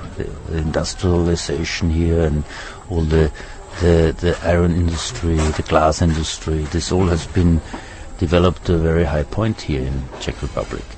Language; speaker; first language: English; non-native, fluent; German